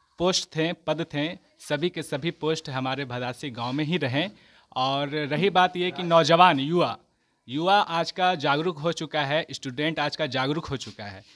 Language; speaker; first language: Hindi; native; Hindi